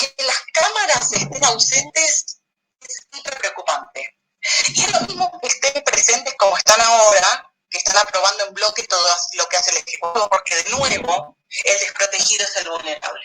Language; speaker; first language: Spanish; native; Spanish